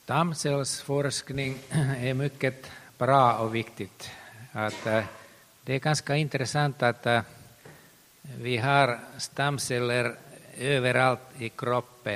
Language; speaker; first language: Swedish; non-native, local second language; Finnish